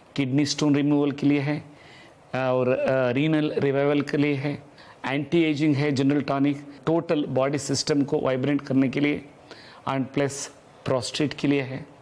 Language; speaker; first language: Hindi; non-native, local second language; Telugu